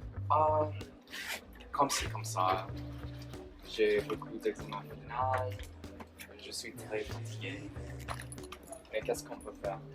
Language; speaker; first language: French; non-native, learner; English